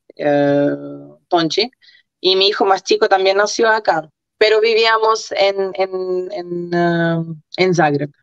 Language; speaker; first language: Spanish; early bilingual, other home language; Croatian